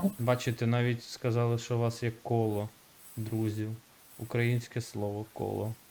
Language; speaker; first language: Ukrainian; native; Ukrainian